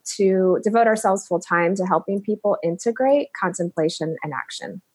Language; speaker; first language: English; native; English